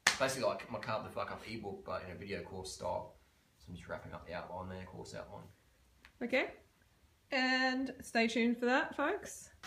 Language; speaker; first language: English; native; English